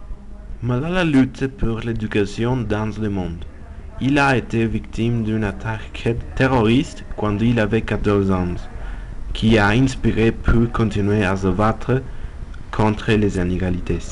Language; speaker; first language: French; non-native, learner; Spanish